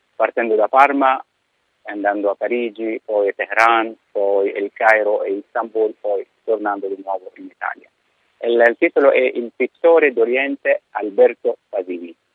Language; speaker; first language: Italian; non-native, fluent; Arabic